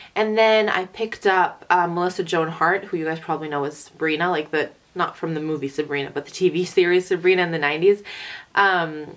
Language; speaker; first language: English; early bilingual, other home language; Arabic